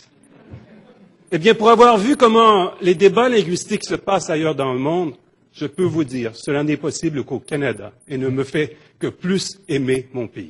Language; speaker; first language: French; native; French